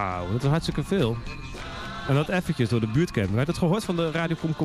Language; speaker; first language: Dutch; native; Dutch